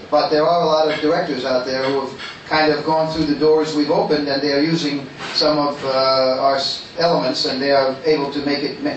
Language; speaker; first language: English; native; English